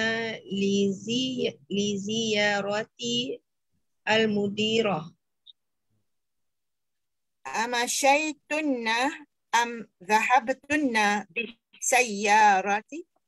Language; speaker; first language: Arabic; non-native, learner; Malay